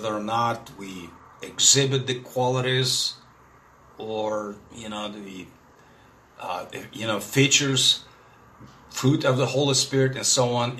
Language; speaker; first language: English; non-native, fluent; Russian